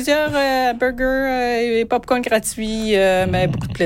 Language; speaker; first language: French; native; French